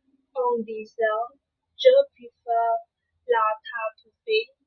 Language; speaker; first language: French; non-native, learner; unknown